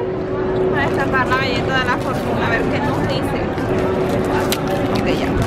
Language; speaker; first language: Spanish; native; Spanish